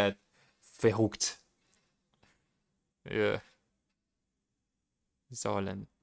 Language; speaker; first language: German; non-native, learner; Portuguese